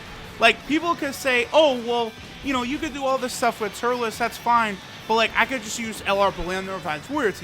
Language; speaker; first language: English; native; English